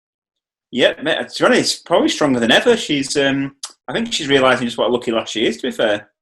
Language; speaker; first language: English; native; English